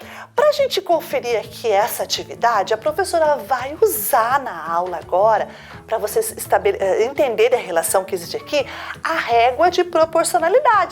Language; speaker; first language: Portuguese; native; Portuguese